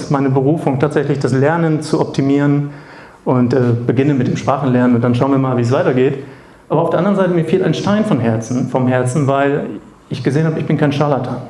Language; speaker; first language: German; native; German